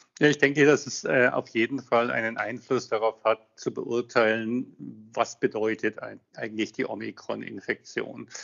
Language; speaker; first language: German; native; German